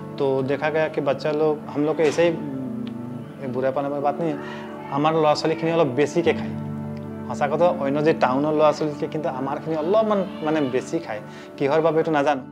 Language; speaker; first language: Hindi; non-native, local second language; Assamese